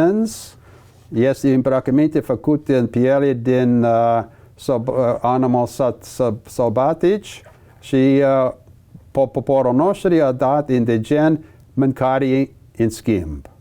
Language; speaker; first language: Romanian; early bilingual, heritage; English